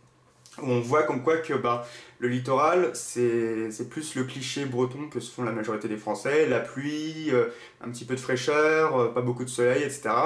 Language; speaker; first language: French; native; French